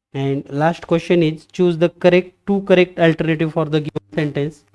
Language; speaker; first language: English; non-native, local second language; Marathi